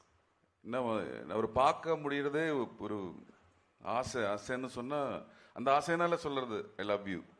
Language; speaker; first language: Tamil; non-native, learner; Malayalam